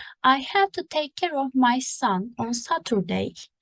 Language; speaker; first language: English; non-native, fluent; Turkish